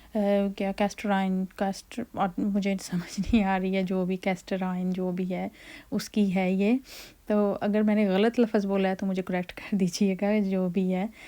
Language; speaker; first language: Urdu; native; Urdu